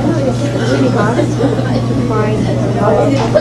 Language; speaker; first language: English; non-native, learner; Indonesian